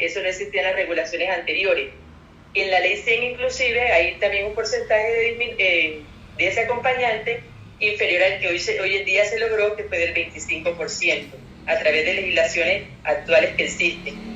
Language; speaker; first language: Spanish; native; Spanish